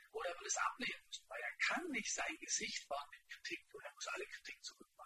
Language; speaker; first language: German; native; German